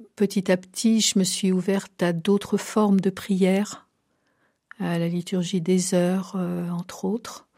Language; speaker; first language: French; native; French